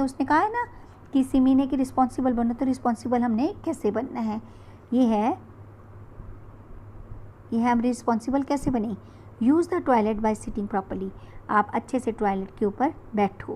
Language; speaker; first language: Hindi; native; Hindi